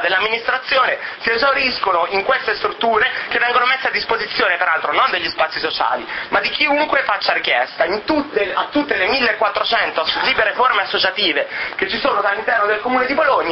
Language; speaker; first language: Italian; native; Italian